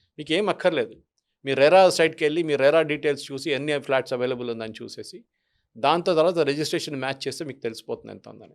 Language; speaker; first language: Telugu; non-native, local second language; Malayalam